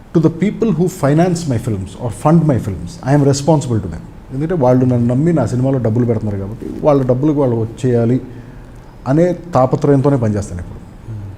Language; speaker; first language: Telugu; native; Telugu